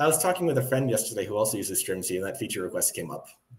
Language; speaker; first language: English; native; English